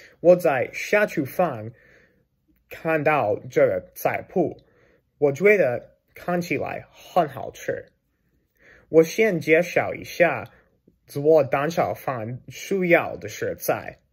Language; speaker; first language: Chinese; non-native, learner; English